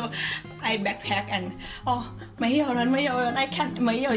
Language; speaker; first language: Chinese; non-native, learner; Thai